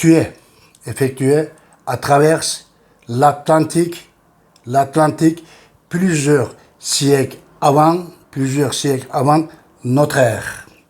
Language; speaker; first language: French; non-native, fluent; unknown